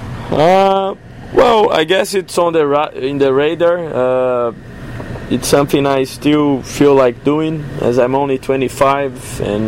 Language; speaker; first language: English; non-native, fluent; Portuguese